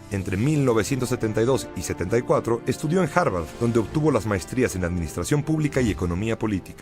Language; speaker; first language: Spanish; native; Spanish